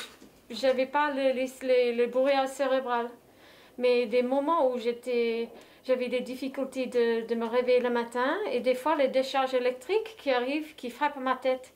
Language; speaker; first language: French; non-native, fluent; English